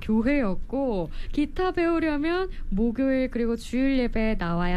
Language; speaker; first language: Korean; native; Korean